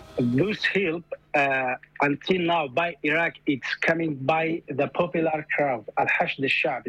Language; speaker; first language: English; non-native, fluent; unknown